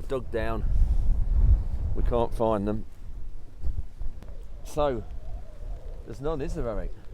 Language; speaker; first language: English; native; English